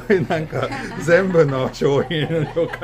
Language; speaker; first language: Japanese; non-native, fluent; Swedish